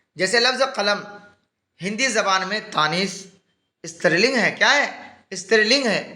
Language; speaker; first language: Urdu; native; Urdu